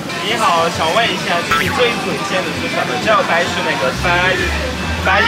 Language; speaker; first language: Chinese; non-native, fluent; French